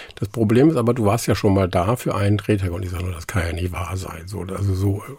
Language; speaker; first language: German; non-native, local second language; Low German